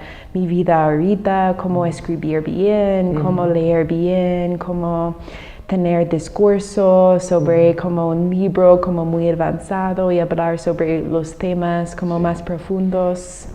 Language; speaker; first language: Spanish; non-native, fluent; English